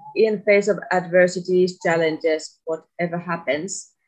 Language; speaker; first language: English; non-native, fluent; Finnish